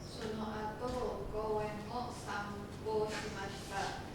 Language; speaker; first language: Japanese; non-native, learner; Indonesian